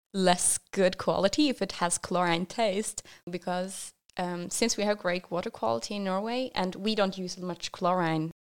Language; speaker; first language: English; non-native, fluent; Norwegian